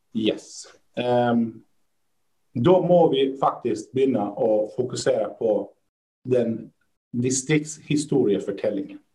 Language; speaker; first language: Swedish; early bilingual, other home language; Persian